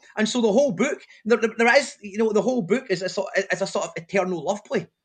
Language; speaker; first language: English; native; English